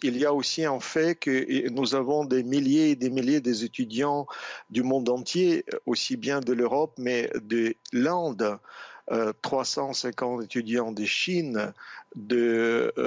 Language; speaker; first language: French; non-native, fluent; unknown